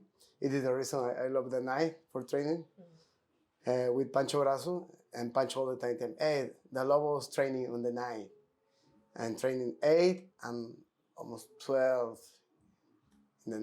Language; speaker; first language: English; non-native, learner; Spanish